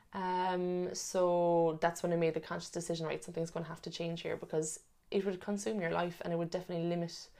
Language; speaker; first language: English; native; English